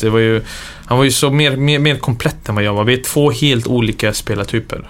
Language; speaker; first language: Swedish; early bilingual, other home language; Serbian